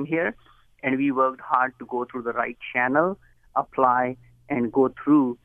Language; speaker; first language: English; non-native, local second language; Hindi